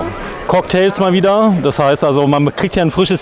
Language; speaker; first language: German; native; German